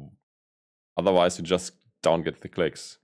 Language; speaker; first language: English; non-native, fluent; German